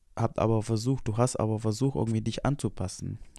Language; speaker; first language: German; non-native, fluent; Indonesian